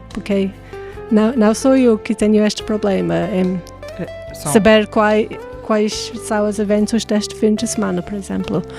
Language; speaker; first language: Portuguese; non-native, fluent; English